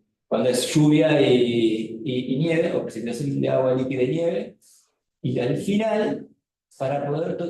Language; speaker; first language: Spanish; native; Spanish